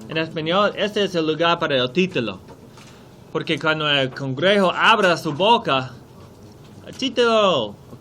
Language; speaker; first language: Spanish; non-native, learner; English